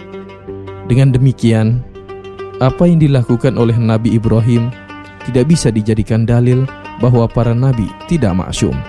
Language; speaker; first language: Indonesian; native; Indonesian